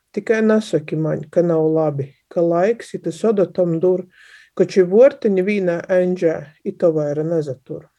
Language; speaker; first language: Latvian; non-native, local second language; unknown